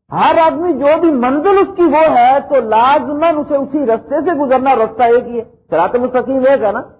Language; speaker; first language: Urdu; native; Urdu